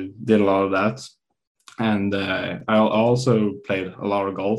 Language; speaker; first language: English; non-native, fluent; Swedish